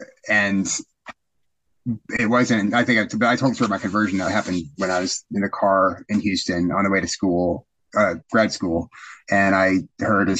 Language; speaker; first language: English; native; English